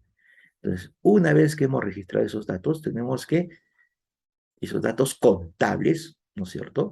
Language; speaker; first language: Spanish; native; Spanish